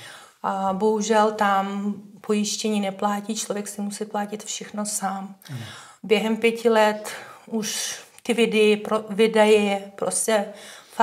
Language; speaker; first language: Czech; non-native, fluent; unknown